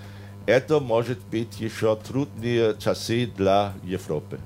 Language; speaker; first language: Russian; non-native, fluent; German